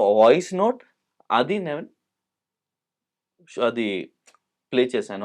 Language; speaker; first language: Telugu; non-native, local second language; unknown